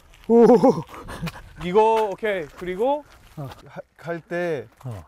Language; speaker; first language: Korean; non-native, fluent; English